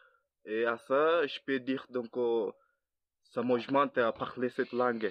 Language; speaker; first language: French; non-native, learner; Swahili